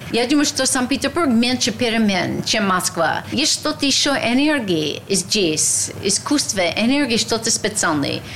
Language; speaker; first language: Russian; non-native, learner; English